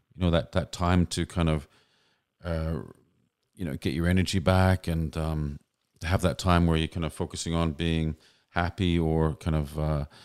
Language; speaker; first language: English; native; English